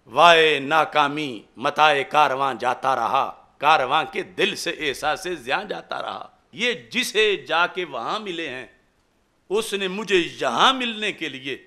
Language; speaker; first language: Urdu; non-native, local second language; Punjabi